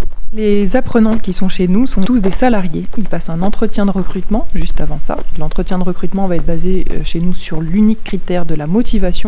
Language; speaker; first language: French; native; French